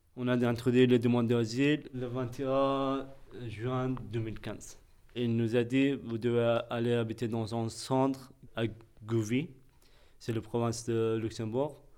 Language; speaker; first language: French; non-native, fluent; Persian